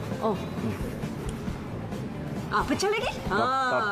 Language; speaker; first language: Malay; native; Malay